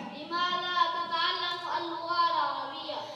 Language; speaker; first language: Arabic; non-native, learner; Urdu